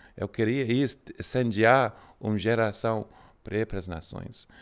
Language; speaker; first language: Portuguese; non-native, fluent; English